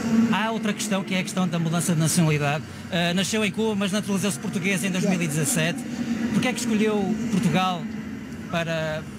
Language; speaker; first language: Portuguese; native; Portuguese